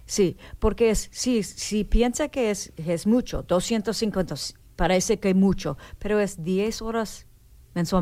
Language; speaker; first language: Spanish; non-native, learner; English